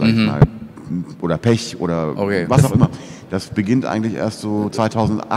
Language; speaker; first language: German; native; German